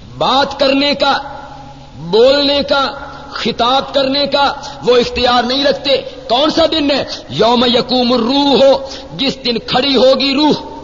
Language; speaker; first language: Urdu; non-native, local second language; Punjabi